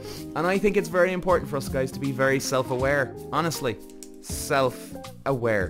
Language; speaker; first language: English; native; English